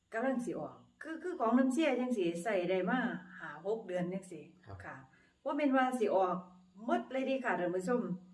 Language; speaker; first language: Thai; native; Thai